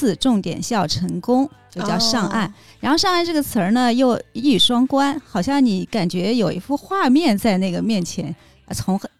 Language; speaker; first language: Chinese; native; Chinese